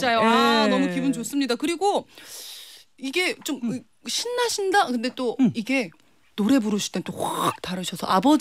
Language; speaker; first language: Korean; native; Korean